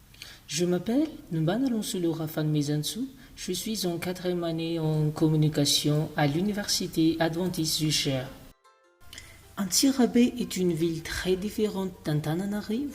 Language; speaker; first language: French; non-native, local second language; Malagasy